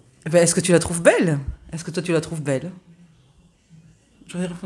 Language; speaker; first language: French; native; French